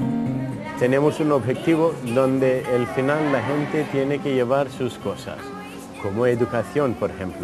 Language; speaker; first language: Spanish; non-native, fluent; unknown